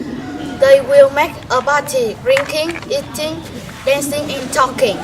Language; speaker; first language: English; non-native, learner; Vietnamese